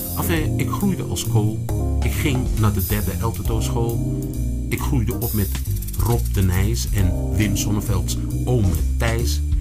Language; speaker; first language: Dutch; early bilingual, other home language; Sranan Tongo